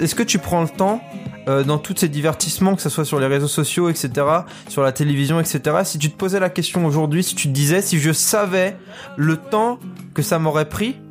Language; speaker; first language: French; native; French